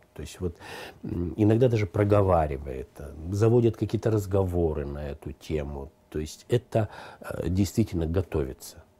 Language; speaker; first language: Russian; native; Russian